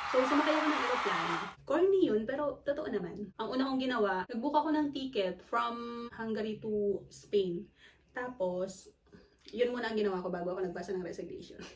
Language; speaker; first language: Filipino; non-native, local second language; Cebuano